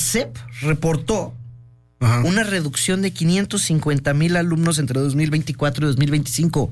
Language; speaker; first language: Spanish; native; Spanish